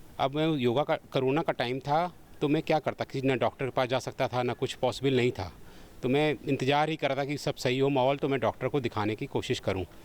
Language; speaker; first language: Hindi; native; Hindi